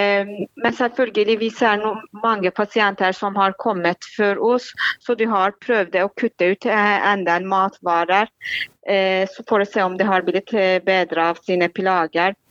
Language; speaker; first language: Norwegian; non-native, fluent; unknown